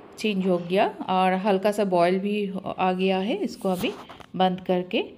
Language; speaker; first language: Hindi; non-native, local second language; Bangla